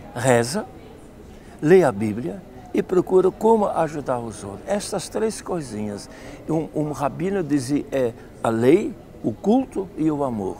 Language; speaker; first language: Portuguese; non-native, fluent; Dutch